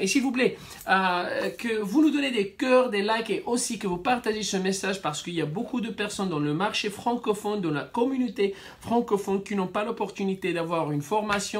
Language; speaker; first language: French; non-native, fluent; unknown